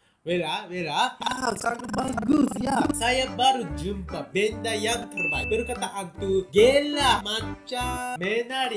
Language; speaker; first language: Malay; non-native, learner; Japanese